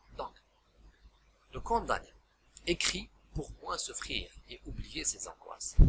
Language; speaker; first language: French; non-native, local second language; Arabic